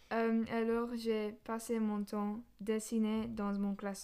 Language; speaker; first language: French; non-native, learner; English